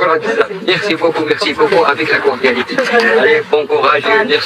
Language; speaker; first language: French; non-native, learner; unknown